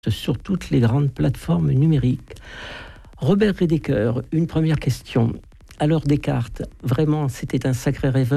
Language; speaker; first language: French; native; French